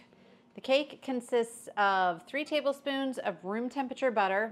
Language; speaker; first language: English; native; English